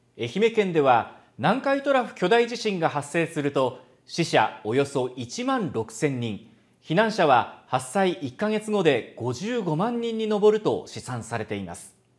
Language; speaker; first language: Japanese; native; Japanese